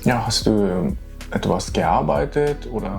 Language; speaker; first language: German; non-native, learner; Japanese